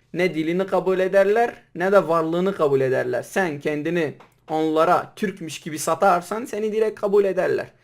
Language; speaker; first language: Turkish; non-native, local second language; Kurdish